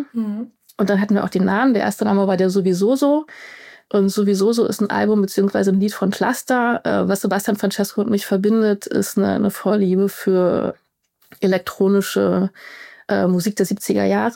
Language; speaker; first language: German; native; German